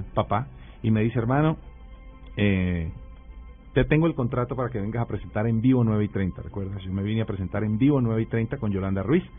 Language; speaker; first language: Spanish; native; Spanish